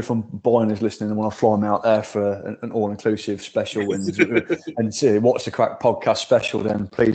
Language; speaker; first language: English; native; English